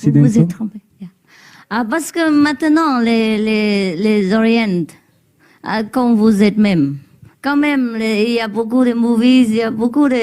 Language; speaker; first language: French; non-native, learner; Chinese